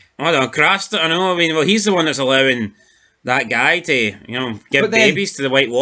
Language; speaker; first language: English; native; English